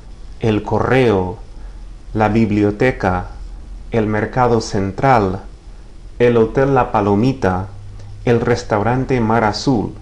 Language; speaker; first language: Spanish; non-native, fluent; English